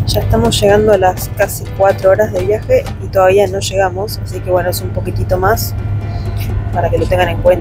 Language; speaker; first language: Spanish; native; Spanish